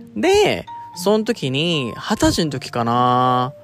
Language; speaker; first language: Japanese; early bilingual, other home language; Filipino